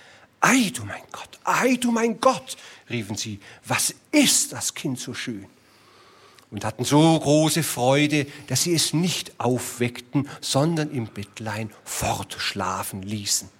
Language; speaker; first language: German; native; German